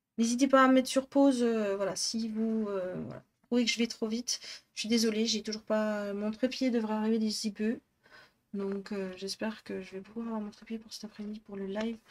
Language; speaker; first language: French; native; French